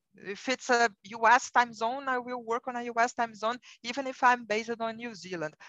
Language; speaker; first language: English; non-native, fluent; Portuguese